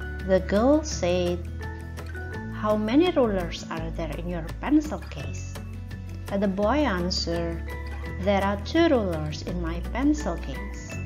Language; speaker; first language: English; non-native, fluent; Indonesian